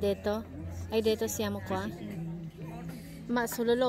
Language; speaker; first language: Italian; non-native, learner; Filipino